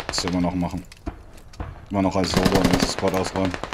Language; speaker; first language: German; native; German